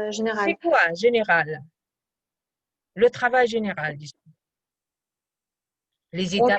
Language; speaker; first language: French; non-native, fluent; Kazakh